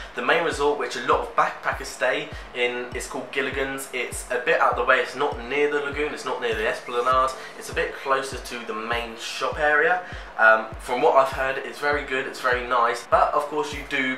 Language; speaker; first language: English; native; English